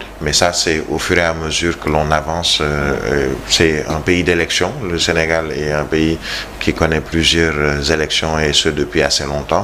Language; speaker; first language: French; non-native, local second language; Wolof